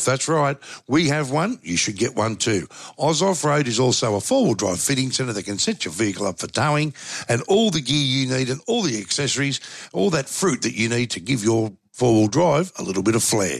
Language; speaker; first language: English; native; English